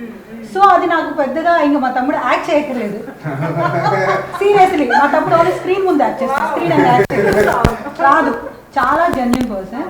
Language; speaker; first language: Telugu; native; Telugu